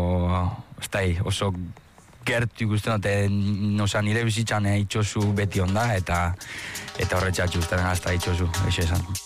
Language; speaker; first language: Basque; native; Basque